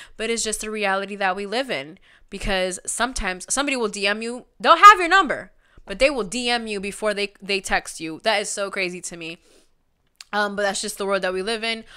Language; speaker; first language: English; early bilingual, other home language; Spanish